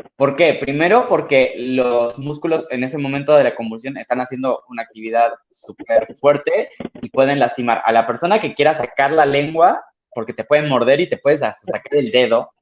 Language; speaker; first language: Spanish; native; Spanish